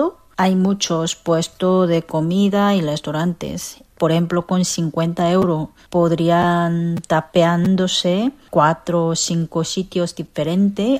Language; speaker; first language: Spanish; non-native, fluent; Korean